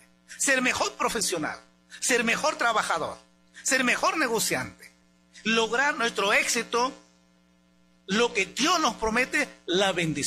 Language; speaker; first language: Spanish; native; Spanish